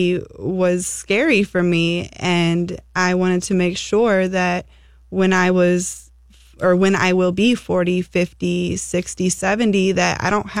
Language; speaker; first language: English; native; English